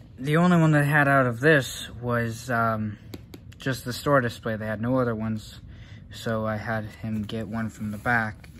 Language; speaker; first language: English; native; English